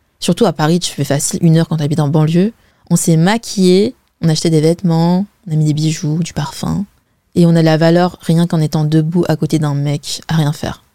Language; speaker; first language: French; early bilingual, other home language; Wu Chinese